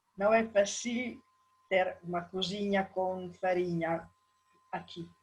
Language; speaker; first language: Portuguese; non-native, learner; Italian